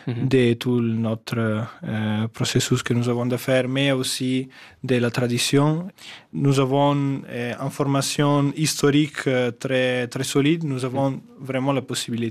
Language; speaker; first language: French; non-native, fluent; Italian